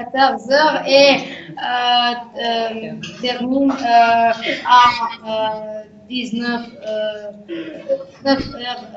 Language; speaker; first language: French; non-native, learner; Serbian